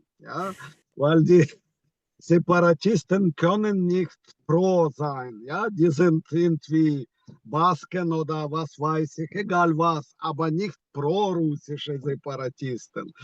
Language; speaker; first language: German; non-native, fluent; Ukrainian